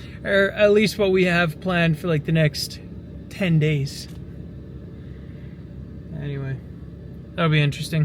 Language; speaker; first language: English; native; English